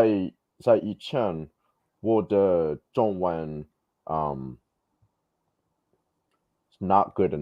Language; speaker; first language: Chinese; non-native, learner; English